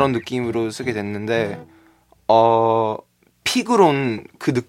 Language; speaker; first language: Korean; early bilingual, heritage; Korean